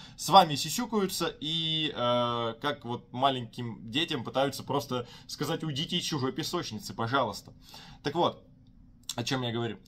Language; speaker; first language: Russian; native; Russian